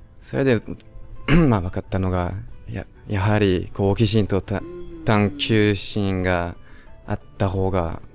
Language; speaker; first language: Japanese; non-native, fluent; French